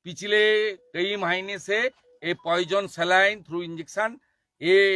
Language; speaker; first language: Hindi; non-native, local second language; Bangla